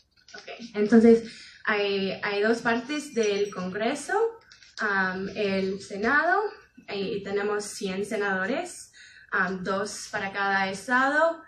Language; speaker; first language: Spanish; non-native, fluent; English